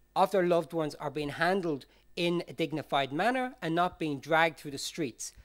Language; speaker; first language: English; native; English